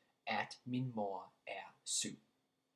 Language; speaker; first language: Danish; non-native, learner; English